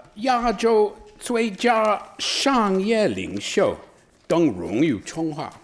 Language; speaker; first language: Chinese; non-native, fluent; English